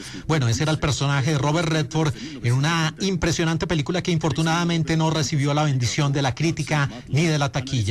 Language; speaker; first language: Spanish; native; Spanish